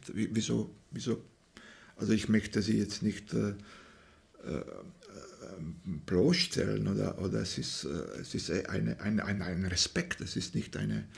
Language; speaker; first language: German; non-native, fluent; Slovak